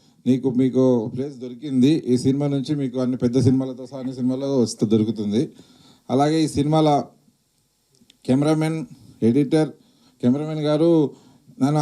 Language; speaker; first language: Telugu; native; Telugu